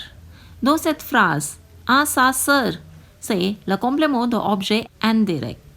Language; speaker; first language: French; non-native, fluent; Hindi